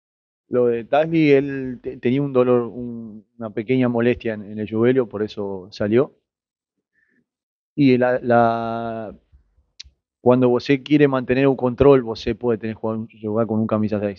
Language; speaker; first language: Spanish; native; Spanish